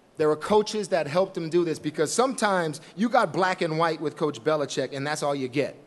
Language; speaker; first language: English; native; English